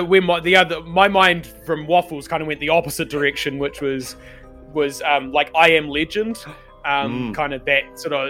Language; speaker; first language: English; native; English